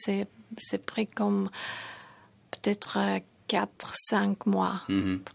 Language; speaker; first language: French; non-native, fluent; Tajik